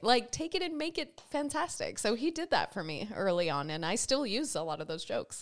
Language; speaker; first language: English; native; English